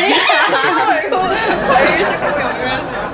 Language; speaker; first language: Korean; non-native, fluent; Thai